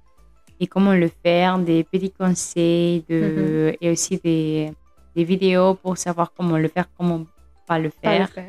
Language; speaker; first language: French; non-native, fluent; Spanish